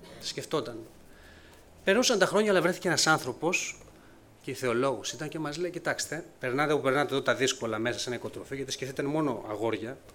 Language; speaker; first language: Greek; native; Greek